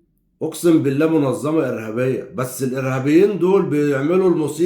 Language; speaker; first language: Arabic; native; Arabic